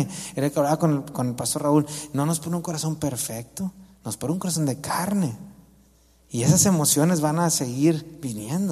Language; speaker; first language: Spanish; native; Spanish